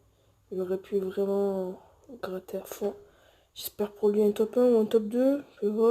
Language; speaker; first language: French; native; French